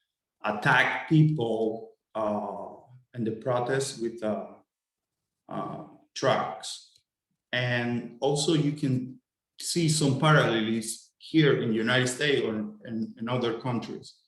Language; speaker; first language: English; non-native, fluent; Spanish